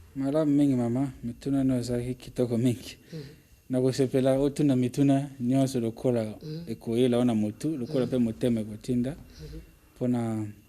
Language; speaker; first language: Lingala; non-native, local second language; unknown